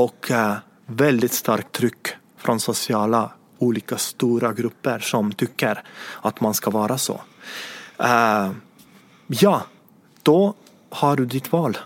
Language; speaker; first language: Swedish; non-native, fluent; Estonian